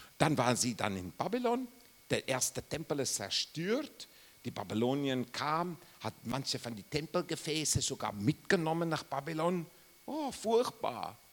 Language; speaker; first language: German; non-native, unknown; English